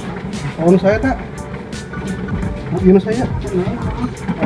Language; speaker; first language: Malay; non-native, local second language; Sundanese